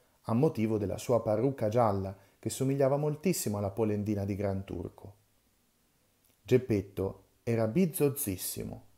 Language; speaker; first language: Italian; native; Italian